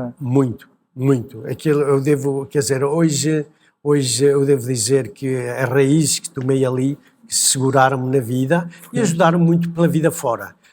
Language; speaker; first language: Portuguese; native; Portuguese